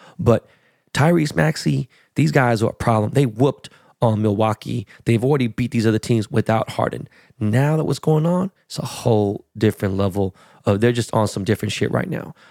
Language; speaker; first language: English; native; English